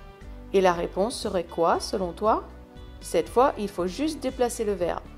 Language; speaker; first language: French; non-native, fluent; English